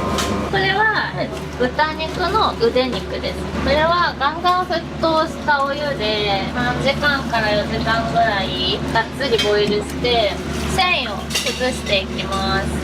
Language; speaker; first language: Japanese; native; Japanese